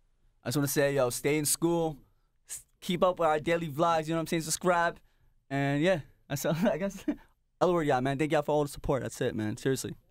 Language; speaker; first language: English; native; English